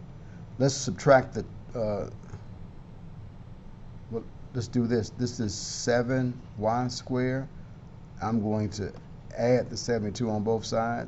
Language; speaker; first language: English; native; English